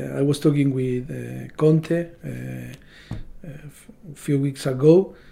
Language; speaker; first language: English; non-native, learner; Spanish